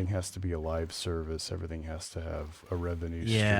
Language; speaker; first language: English; native; English